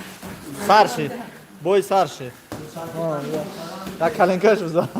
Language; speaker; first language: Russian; non-native, learner; Tajik